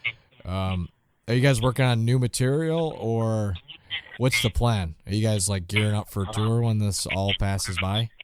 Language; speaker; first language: English; native; English